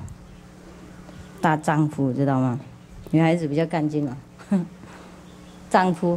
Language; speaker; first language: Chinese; non-native, fluent; Vietnamese